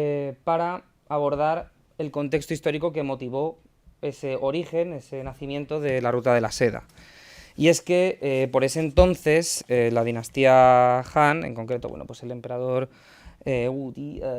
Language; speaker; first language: Spanish; native; Spanish